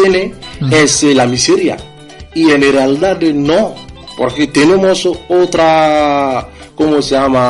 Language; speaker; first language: Spanish; non-native, fluent; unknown